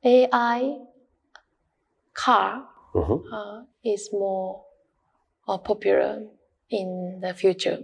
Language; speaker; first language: English; non-native, learner; Japanese